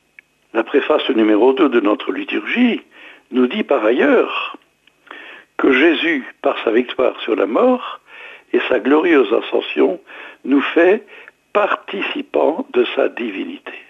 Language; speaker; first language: French; native; French